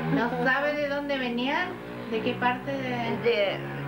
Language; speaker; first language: Spanish; native; Spanish